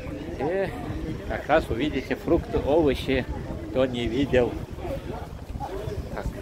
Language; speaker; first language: Russian; non-native, fluent; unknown